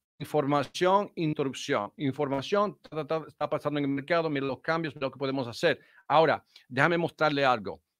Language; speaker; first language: Spanish; early bilingual, heritage; Spanish